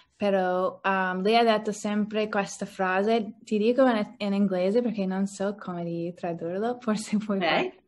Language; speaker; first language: Italian; non-native, learner; English